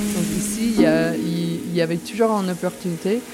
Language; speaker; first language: French; non-native, fluent; English